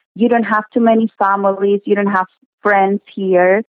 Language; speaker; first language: English; non-native, fluent; Spanish